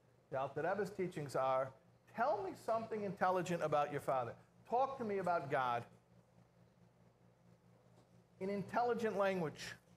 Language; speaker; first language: English; native; English